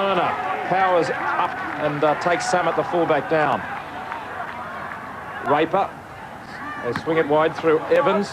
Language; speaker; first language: English; native; English